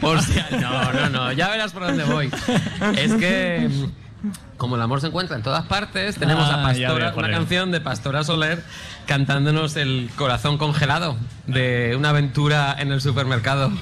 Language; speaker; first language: Spanish; native; Spanish